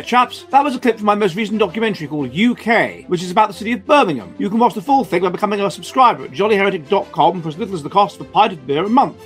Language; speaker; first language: English; native; English